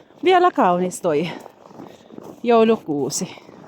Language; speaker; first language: Finnish; non-native, learner; Bikol